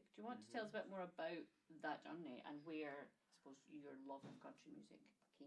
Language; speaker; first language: English; native; English